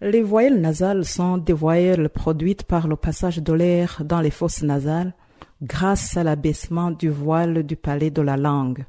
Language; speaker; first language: French; non-native, local second language; Rundi